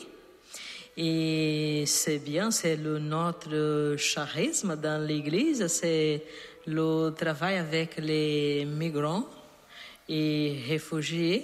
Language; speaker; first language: French; non-native, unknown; Portuguese